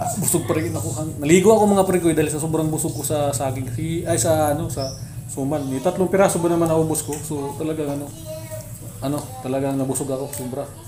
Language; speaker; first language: Filipino; non-native, local second language; Cebuano